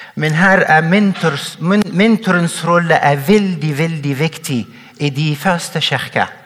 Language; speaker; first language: Norwegian; non-native, fluent; Arabic